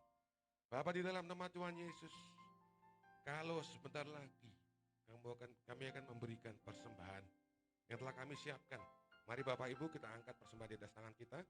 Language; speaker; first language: Indonesian; native; Indonesian